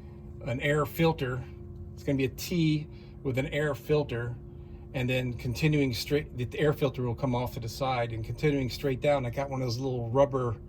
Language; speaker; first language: English; native; English